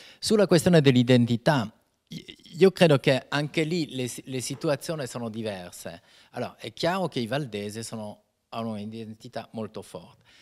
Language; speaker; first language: Italian; non-native, fluent; French